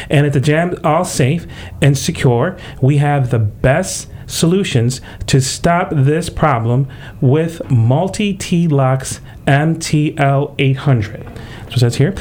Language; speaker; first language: English; early bilingual, other home language; Spanish